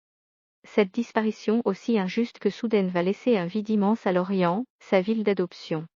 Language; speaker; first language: French; native; French